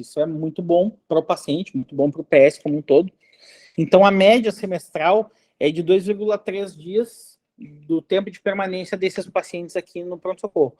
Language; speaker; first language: Portuguese; native; Portuguese